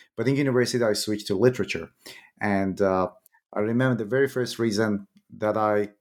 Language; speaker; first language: English; non-native, fluent; Persian